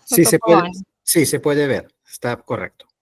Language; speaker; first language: Spanish; non-native, fluent; Portuguese